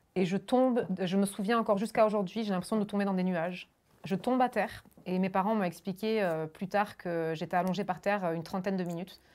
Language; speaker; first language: French; early bilingual, other home language; German